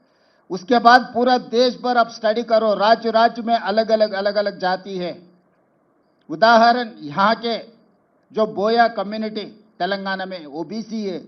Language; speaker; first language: Hindi; non-native, local second language; Telugu